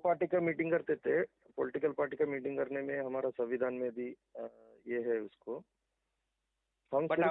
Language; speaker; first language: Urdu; non-native, local second language; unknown